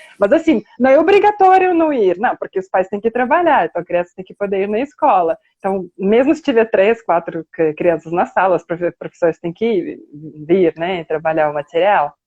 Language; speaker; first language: Portuguese; non-native, fluent; Russian